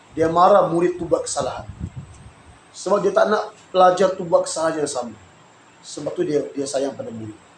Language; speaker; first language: Malay; native; Malay